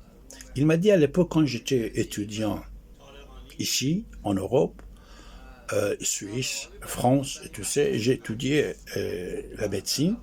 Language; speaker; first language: French; non-native, fluent; Persian